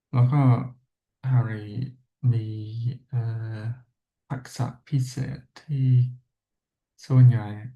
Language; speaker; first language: Thai; non-native, learner; English